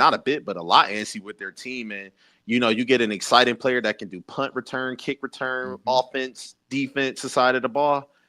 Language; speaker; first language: English; native; English